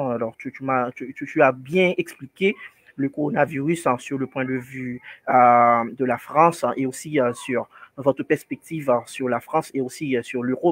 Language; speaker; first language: French; non-native, fluent; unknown